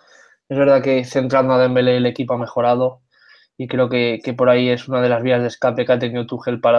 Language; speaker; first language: Spanish; native; Spanish